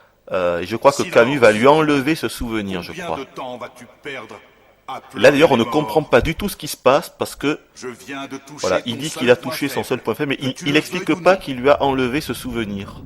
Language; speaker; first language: French; native; French